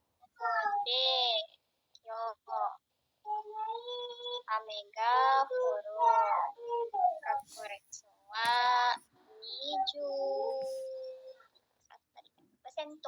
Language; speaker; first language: Japanese; non-native, learner; Indonesian